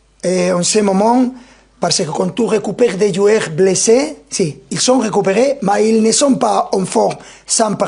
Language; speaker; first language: French; non-native, fluent; Spanish